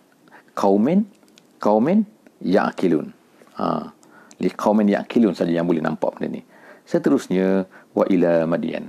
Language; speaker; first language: Malay; native; Malay